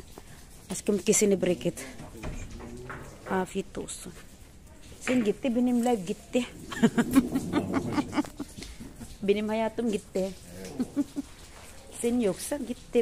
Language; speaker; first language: Turkish; non-native, learner; Filipino